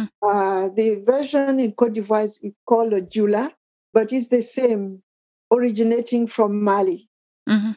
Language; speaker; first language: English; non-native, fluent; Akan